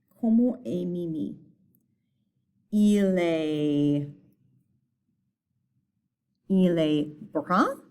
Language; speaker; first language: French; non-native, fluent; English